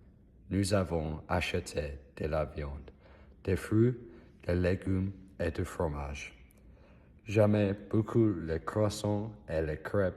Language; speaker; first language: French; non-native, learner; English